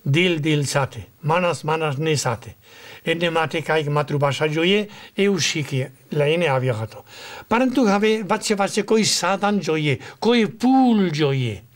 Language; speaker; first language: Gujarati; non-native, fluent; Spanish